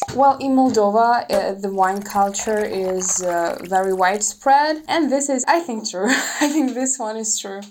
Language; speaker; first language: English; non-native, fluent; Russian